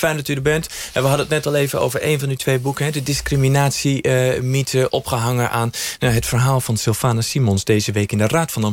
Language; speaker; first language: Dutch; native; Dutch